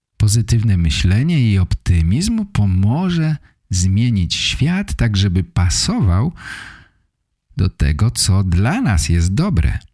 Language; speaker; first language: Polish; native; Polish